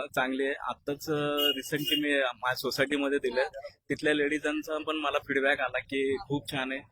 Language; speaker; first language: Marathi; native; Marathi